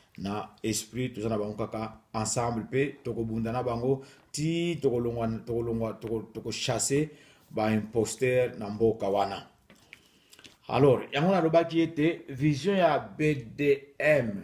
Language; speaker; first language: Lingala; non-native, local second language; Kongo